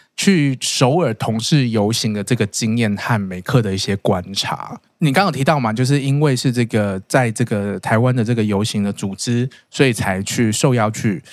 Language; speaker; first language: Chinese; native; Chinese